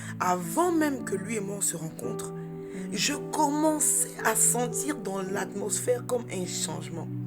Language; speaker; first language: French; early bilingual, other home language; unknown